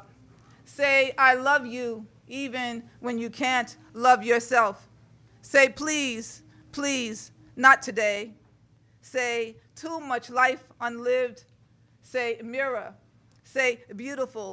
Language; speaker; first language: English; native; English